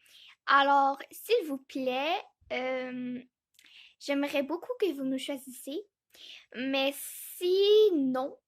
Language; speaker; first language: French; early bilingual, other home language; Chinese